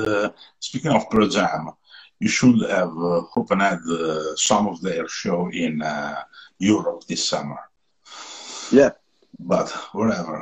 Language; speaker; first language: English; non-native, learner; Italian